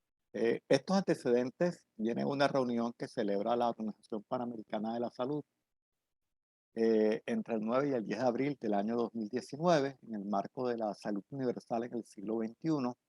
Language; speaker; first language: Spanish; native; Spanish